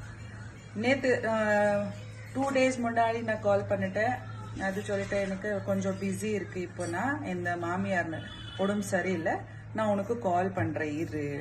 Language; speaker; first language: Tamil; non-native, local second language; Urdu